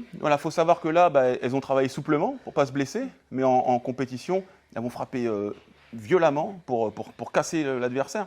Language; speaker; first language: French; native; French